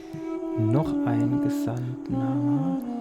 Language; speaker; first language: German; native; German